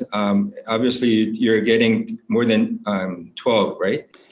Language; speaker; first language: English; non-native, fluent; Korean